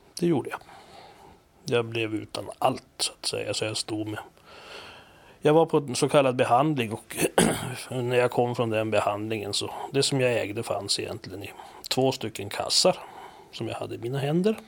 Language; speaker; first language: Swedish; native; Swedish